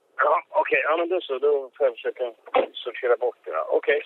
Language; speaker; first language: Swedish; native; Swedish